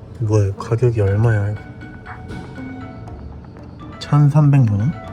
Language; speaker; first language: Korean; native; Korean